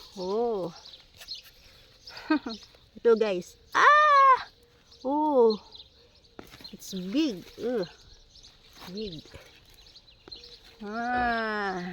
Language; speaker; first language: English; non-native, learner; Filipino